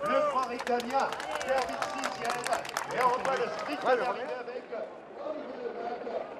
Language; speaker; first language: French; native; French